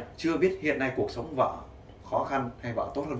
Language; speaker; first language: Vietnamese; native; Vietnamese